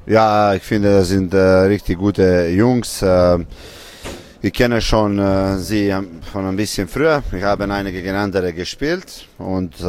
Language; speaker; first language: German; non-native, fluent; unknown